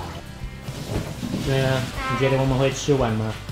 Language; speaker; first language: Chinese; non-native, fluent; English